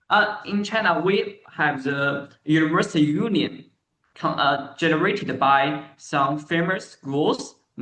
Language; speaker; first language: English; non-native, learner; Chinese